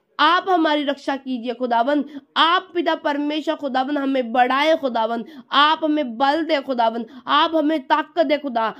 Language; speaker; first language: Hindi; non-native, local second language; Punjabi